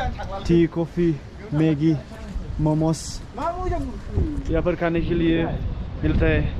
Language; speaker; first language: Hindi; non-native, local second language; Bodo